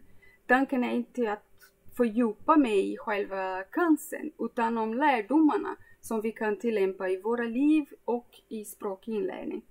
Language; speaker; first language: Swedish; non-native, fluent; Portuguese